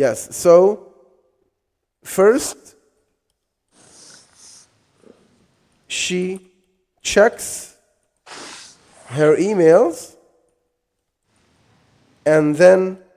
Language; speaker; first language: English; non-native, fluent; Arabic